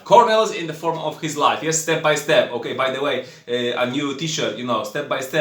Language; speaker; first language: English; non-native, fluent; Polish